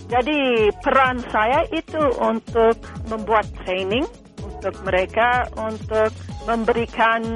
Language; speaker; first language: Indonesian; non-native, fluent; English